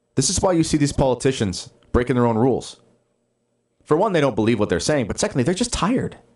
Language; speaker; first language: English; native; English